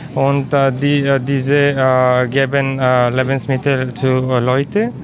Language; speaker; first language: German; non-native, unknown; Bulgarian